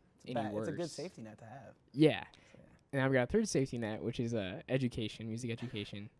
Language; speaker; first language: English; native; English